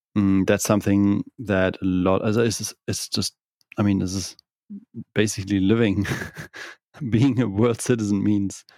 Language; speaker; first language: English; non-native, fluent; German